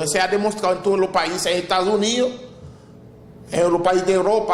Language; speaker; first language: Spanish; non-native, fluent; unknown